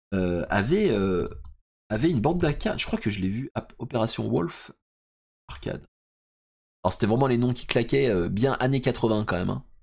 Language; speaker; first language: French; native; French